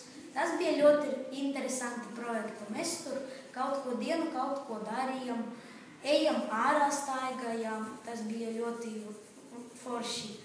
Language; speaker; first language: Latvian; non-native, local second language; Russian